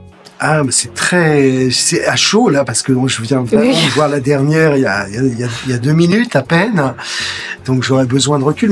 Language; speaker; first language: French; native; French